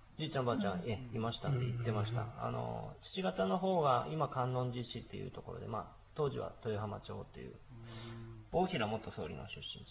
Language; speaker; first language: Japanese; native; Japanese